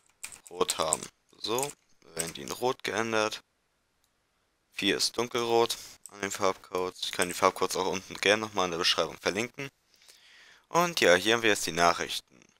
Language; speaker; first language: German; native; German